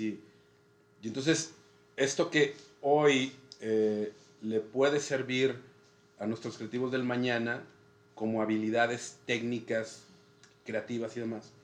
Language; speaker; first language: Spanish; native; Spanish